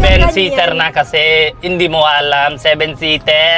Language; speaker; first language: Filipino; non-native, learner; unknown